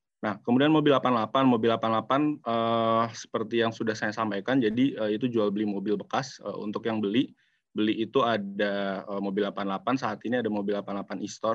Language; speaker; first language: Indonesian; native; Indonesian